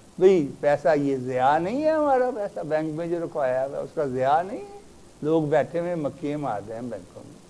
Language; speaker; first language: Urdu; native; Urdu